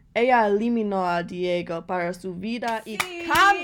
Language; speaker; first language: Spanish; non-native, learner; English